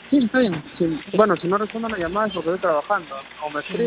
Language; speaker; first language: Spanish; native; Spanish